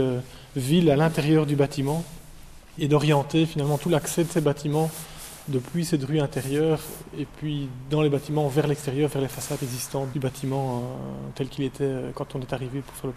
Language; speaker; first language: French; native; French